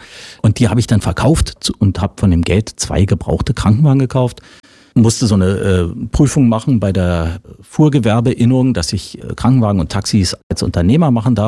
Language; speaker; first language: German; native; German